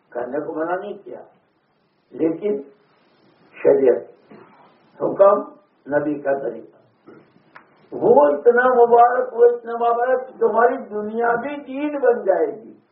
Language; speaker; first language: Urdu; non-native, local second language; Gujarati